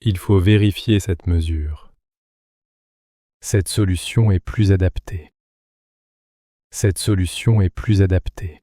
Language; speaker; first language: French; native; French